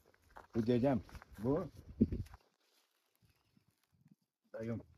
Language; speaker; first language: Turkish; native; Turkish